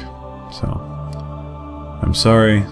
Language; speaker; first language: English; native; English